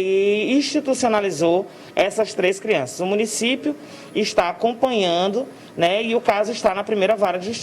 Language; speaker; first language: Portuguese; native; Portuguese